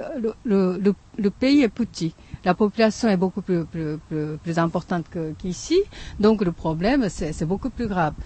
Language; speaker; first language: French; non-native, fluent; Japanese